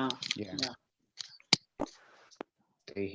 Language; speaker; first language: English; non-native, learner; Portuguese